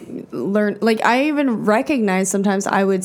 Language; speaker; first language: English; native; English